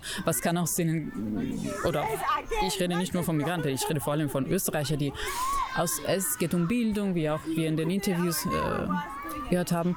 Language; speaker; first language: German; non-native, fluent; Italian